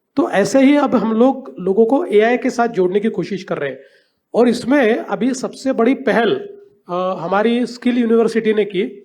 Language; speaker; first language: Hindi; non-native, local second language; Marathi